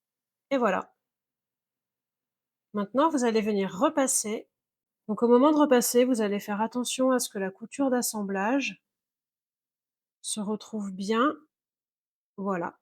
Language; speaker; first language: French; native; French